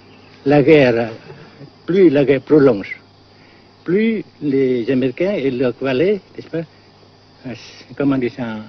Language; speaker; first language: French; non-native, fluent; Vietnamese